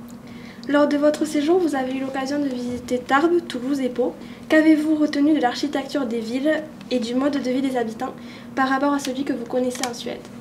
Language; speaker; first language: French; native; French